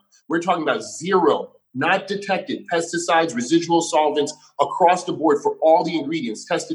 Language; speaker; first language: English; native; English